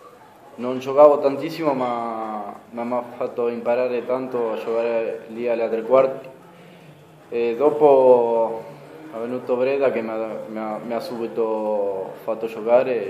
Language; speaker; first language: Italian; non-native, fluent; Spanish